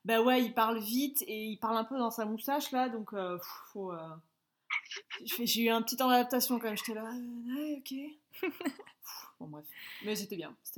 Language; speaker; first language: French; native; French